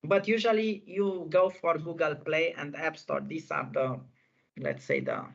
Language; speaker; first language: English; non-native, fluent; Romanian